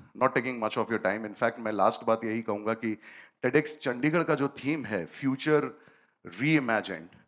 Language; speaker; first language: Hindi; native; Hindi